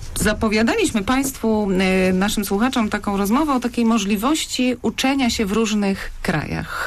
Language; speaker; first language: Polish; native; Polish